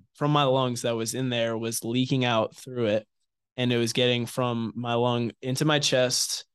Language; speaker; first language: English; native; English